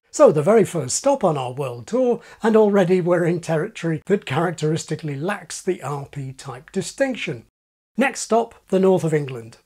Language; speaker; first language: English; native; English